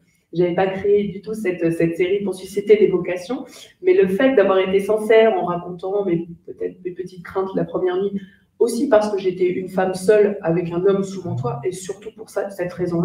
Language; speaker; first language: French; native; French